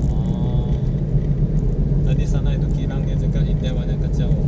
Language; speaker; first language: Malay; non-native, local second language; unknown